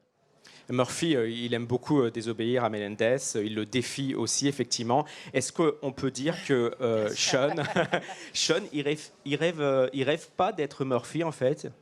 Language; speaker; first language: French; native; French